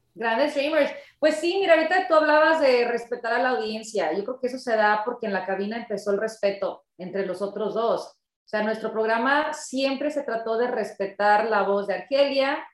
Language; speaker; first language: Spanish; early bilingual, heritage; Spanish